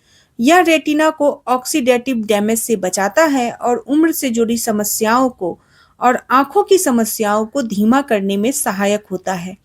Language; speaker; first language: Hindi; native; Hindi